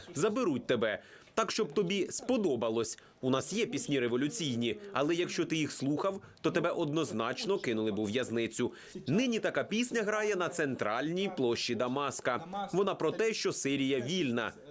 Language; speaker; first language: Ukrainian; non-native, fluent; Arabic